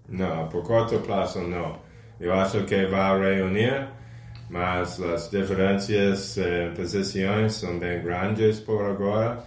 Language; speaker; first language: Portuguese; non-native, fluent; English